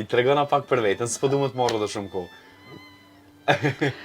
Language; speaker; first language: Albanian; native; Albanian